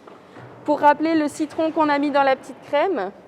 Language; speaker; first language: French; native; French